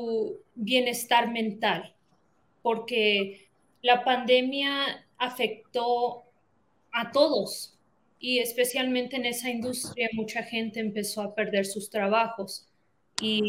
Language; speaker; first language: Spanish; early bilingual, heritage; Spanish